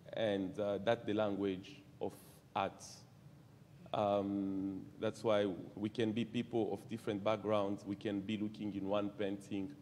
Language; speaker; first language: English; non-native, fluent; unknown